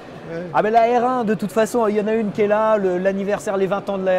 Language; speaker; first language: French; native; French